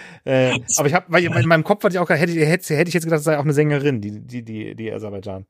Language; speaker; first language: German; native; German